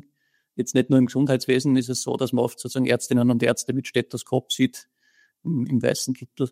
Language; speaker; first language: German; native; German